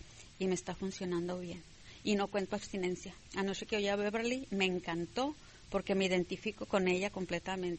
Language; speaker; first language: Spanish; native; Spanish